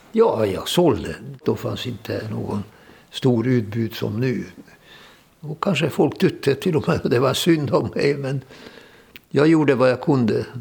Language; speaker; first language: Swedish; non-native, fluent; Hungarian